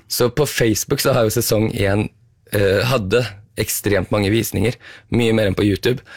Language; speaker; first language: Norwegian; native; Norwegian